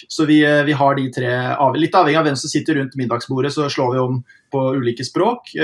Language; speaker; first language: Norwegian; early bilingual, heritage; Norwegian